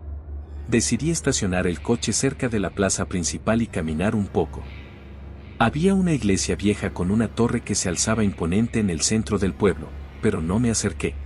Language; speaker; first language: Spanish; native; Spanish